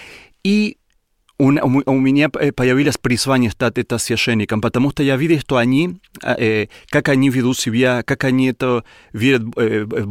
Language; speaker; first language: Russian; non-native, learner; Spanish